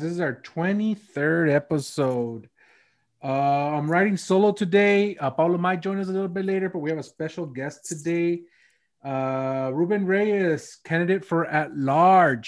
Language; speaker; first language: English; early bilingual, other home language; Spanish